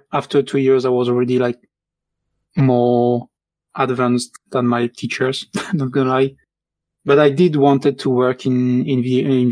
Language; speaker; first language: English; non-native, fluent; French